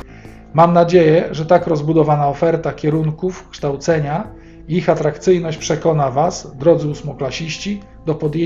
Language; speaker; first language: Polish; native; Polish